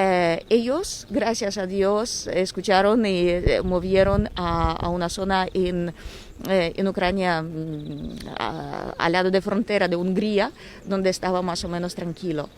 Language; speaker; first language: Spanish; non-native, fluent; Ukrainian